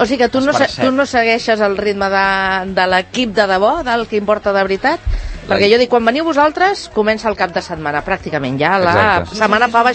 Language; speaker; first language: Catalan; native; Catalan